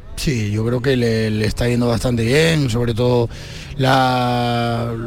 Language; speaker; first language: Spanish; native; Spanish